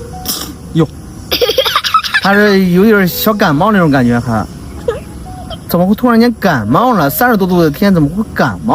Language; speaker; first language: Chinese; native; Chinese